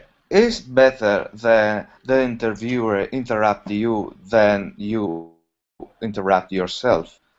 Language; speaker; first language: English; non-native, learner; Italian